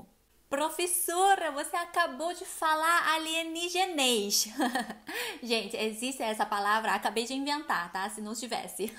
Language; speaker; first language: Portuguese; non-native, fluent; Chinese